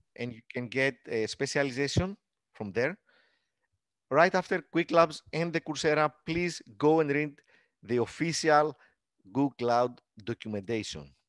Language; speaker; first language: English; non-native, fluent; Greek